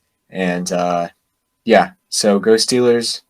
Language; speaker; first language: English; native; English